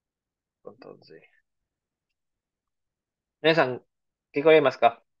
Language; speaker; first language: Japanese; non-native, fluent; Filipino